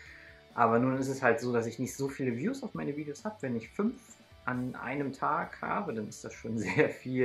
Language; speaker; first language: German; native; German